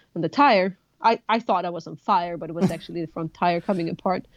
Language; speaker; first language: English; non-native, fluent; Swedish